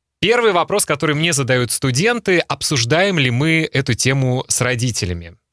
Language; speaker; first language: Russian; native; Russian